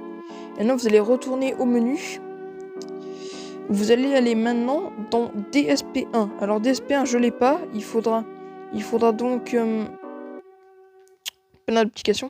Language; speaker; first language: French; native; French